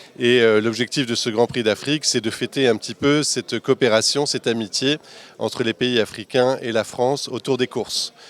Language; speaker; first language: French; native; French